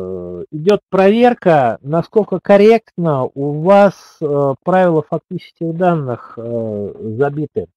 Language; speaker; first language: Russian; native; Russian